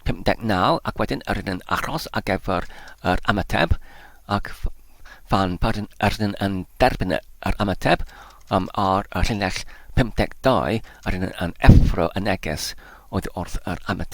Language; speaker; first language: Welsh; non-native, learner; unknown